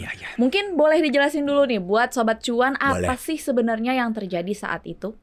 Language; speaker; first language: Indonesian; native; Indonesian